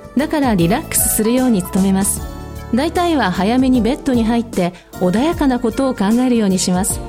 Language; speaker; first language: Japanese; non-native, fluent; English